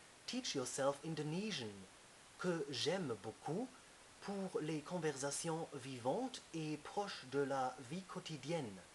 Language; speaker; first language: French; non-native, fluent; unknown